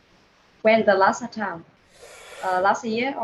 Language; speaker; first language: English; non-native, learner; Vietnamese